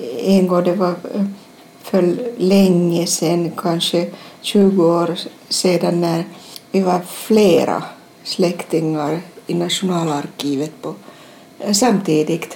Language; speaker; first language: Swedish; non-native, fluent; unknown